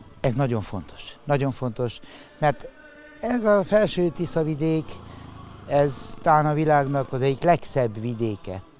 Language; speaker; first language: Hungarian; native; Hungarian